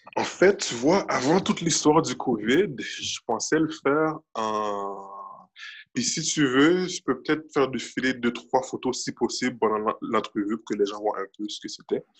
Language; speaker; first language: French; early bilingual, other home language; Haitian Creole